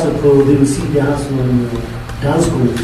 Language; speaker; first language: Danish; non-native, learner; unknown